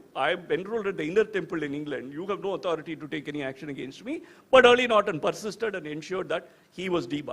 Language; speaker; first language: English; non-native, local second language; Tamil